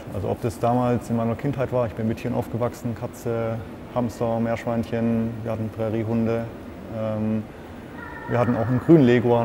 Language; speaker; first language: German; native; German